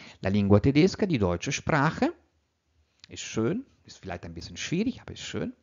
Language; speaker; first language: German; non-native, fluent; Italian